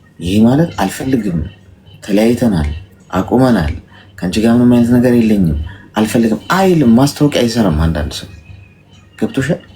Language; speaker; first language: Amharic; native; Amharic